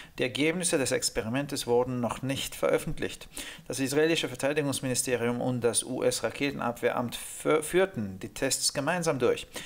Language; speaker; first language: German; non-native, fluent; Hungarian